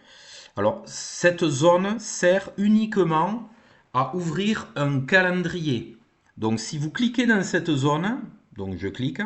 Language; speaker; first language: French; native; French